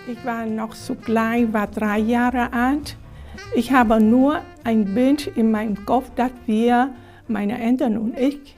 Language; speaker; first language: German; non-native, fluent; Vietnamese